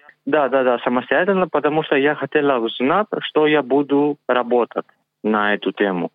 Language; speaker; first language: Russian; non-native, learner; Greek